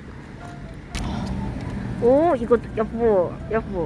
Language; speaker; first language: Korean; non-native, learner; Cantonese